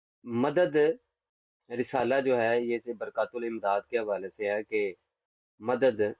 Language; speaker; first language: Hindi; non-native, local second language; Punjabi